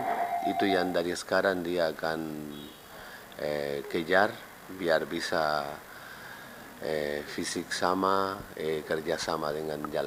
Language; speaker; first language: Indonesian; non-native, fluent; Spanish